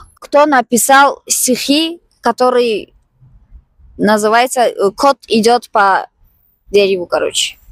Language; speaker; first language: Russian; non-native, local second language; Tajik